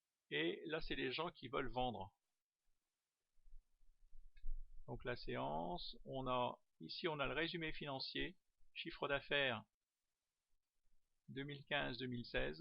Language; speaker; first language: French; native; French